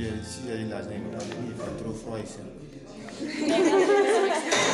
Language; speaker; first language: French; non-native, learner; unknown